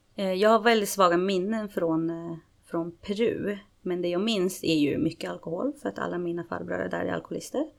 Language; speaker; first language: Swedish; early bilingual, other home language; Spanish